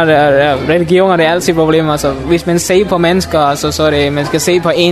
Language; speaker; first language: Danish; non-native, learner; Mon